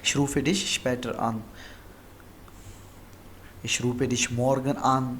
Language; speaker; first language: German; non-native, fluent; Urdu